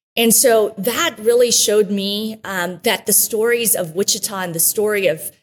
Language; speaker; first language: English; early bilingual, other home language; Spanish